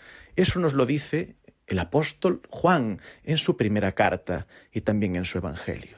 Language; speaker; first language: Spanish; native; Spanish